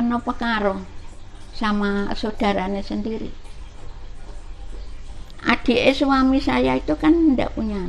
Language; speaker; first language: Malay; non-native, local second language; Javanese